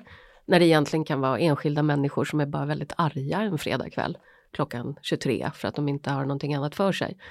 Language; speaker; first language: Swedish; native; Swedish